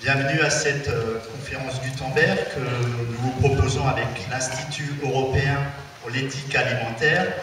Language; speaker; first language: French; native; French